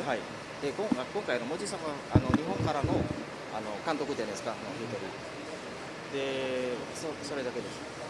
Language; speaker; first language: Japanese; non-native, learner; Indonesian